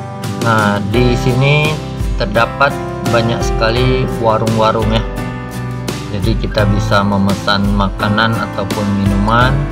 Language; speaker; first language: Indonesian; native; Indonesian